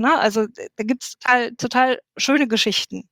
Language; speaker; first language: German; native; German